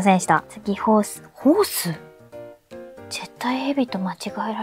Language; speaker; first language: Japanese; native; Japanese